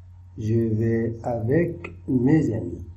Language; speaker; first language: French; non-native, fluent; Arabic